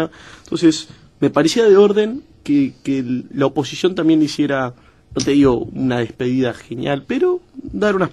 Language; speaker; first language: Spanish; native; Spanish